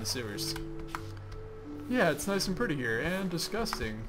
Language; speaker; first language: English; native; English